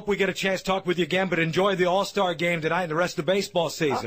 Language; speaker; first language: English; native; English